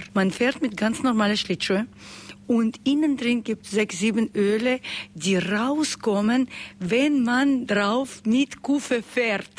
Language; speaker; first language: German; non-native, fluent; Russian